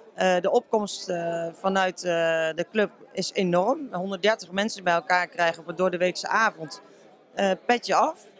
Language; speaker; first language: Dutch; native; Dutch